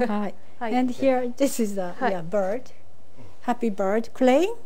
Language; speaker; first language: English; non-native, fluent; Japanese